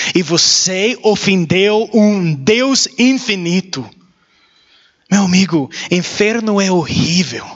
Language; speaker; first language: Portuguese; non-native, learner; English